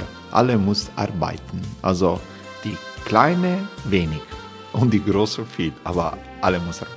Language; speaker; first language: German; non-native, learner; Croatian